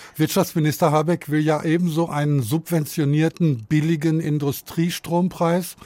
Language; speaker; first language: German; native; German